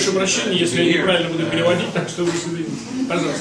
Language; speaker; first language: Russian; native; Russian